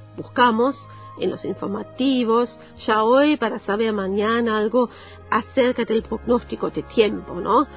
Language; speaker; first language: Spanish; non-native, fluent; German